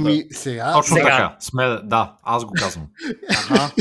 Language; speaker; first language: Bulgarian; native; Bulgarian